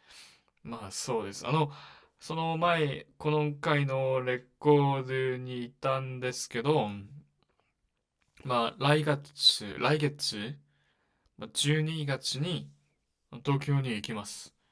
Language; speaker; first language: Japanese; non-native, learner; Korean